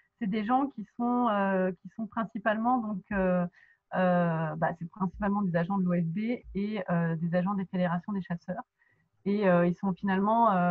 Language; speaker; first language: French; native; French